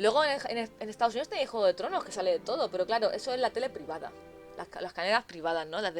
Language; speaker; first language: Spanish; native; Spanish